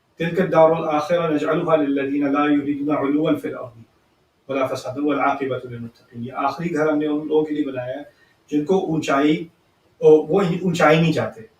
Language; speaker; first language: Urdu; early bilingual, heritage; Urdu